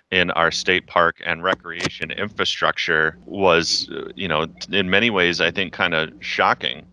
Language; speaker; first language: English; native; English